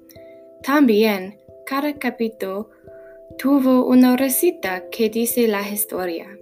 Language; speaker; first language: Spanish; non-native, learner; English